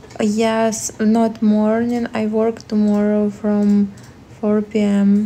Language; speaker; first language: English; non-native, learner; Ukrainian